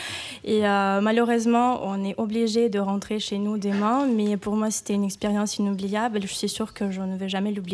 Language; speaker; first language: French; non-native, fluent; Ukrainian